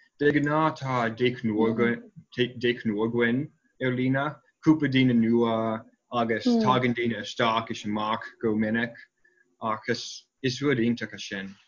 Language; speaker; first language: Irish; non-native, fluent; English